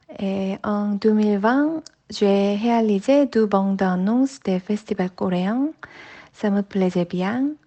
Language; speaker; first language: French; non-native, fluent; Korean